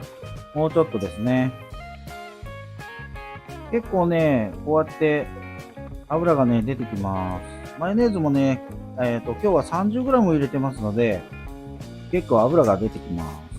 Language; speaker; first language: Japanese; native; Japanese